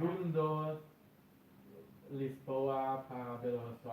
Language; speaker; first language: Portuguese; non-native, learner; German